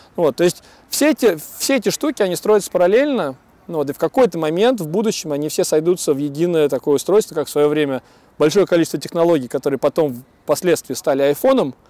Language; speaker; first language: Russian; native; Russian